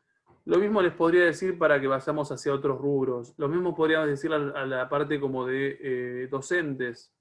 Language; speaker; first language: Spanish; native; Spanish